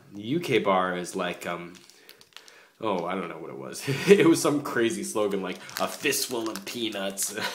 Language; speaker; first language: English; native; English